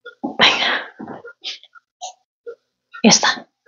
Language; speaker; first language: Spanish; non-native, learner; Indonesian